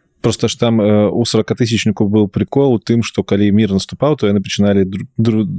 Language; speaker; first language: Belarusian; non-native, local second language; Russian